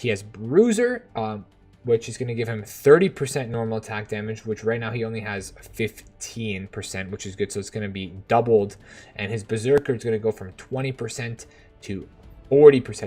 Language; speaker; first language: English; native; English